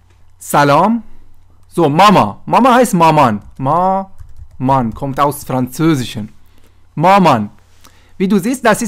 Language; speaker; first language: German; non-native, fluent; Persian